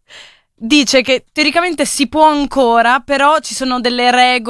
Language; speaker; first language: Italian; native; Italian